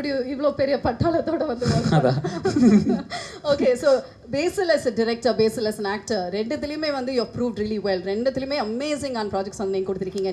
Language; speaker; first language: Tamil; native; Tamil